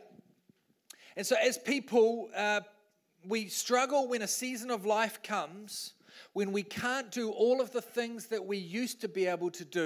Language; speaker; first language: English; native; English